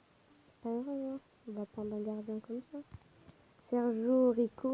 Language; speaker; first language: French; native; French